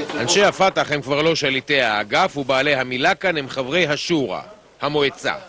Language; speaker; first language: Hebrew; native; Hebrew